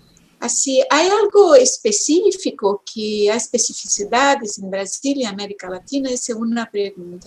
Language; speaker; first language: Spanish; non-native, fluent; Portuguese